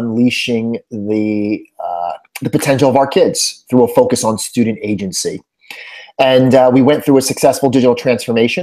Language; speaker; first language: English; native; English